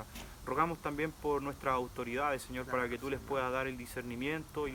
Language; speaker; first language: Spanish; native; Spanish